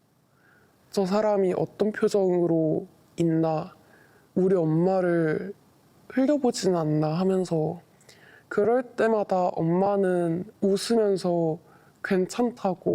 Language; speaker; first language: Korean; early bilingual, other home language; Chinese